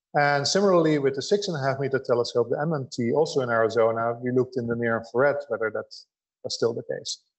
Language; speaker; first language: English; non-native, fluent; Dutch